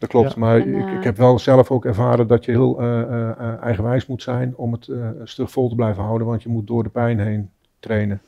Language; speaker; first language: Dutch; native; Dutch